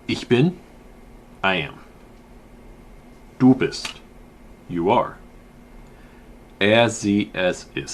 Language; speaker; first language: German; non-native, fluent; English